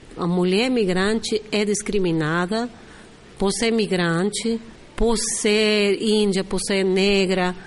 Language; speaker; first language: Portuguese; non-native, fluent; Spanish